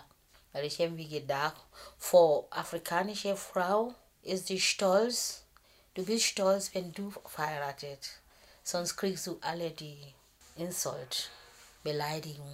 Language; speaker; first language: German; non-native, fluent; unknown